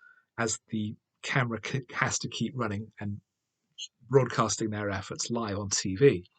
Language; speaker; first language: English; native; English